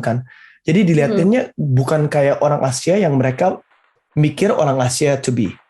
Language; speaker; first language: Indonesian; early bilingual, heritage; Indonesian